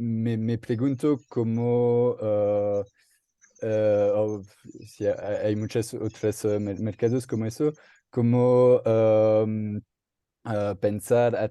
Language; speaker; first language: Spanish; non-native, learner; French